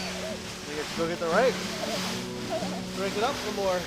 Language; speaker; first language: English; native; English